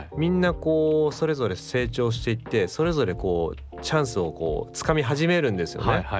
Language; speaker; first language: Japanese; native; Japanese